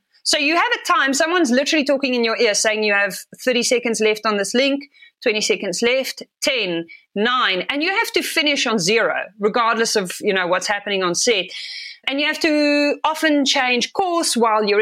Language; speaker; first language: English; non-native, local second language; Afrikaans